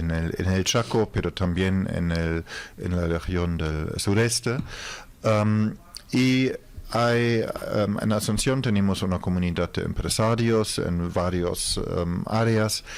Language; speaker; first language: Spanish; non-native, fluent; German